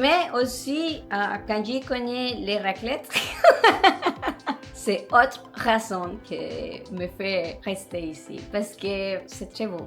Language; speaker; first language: French; non-native, learner; Spanish